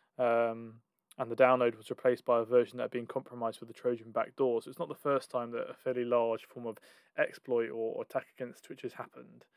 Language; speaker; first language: English; native; English